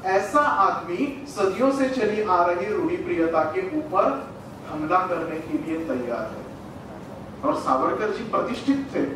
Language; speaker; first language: Hindi; non-native, local second language; Marathi